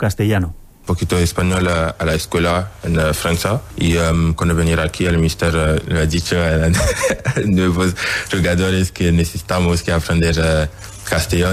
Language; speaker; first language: Spanish; non-native, learner; French